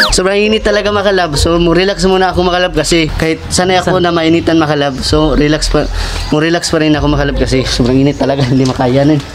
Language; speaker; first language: Filipino; non-native, local second language; Cebuano